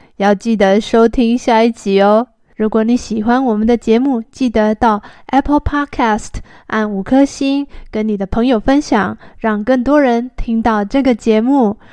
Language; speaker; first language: Chinese; native; Chinese